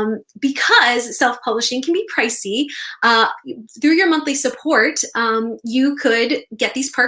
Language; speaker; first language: English; native; English